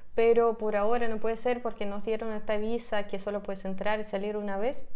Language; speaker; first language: Spanish; non-native, fluent; Russian